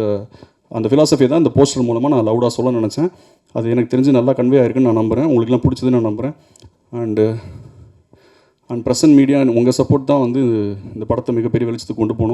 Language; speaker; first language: Tamil; native; Tamil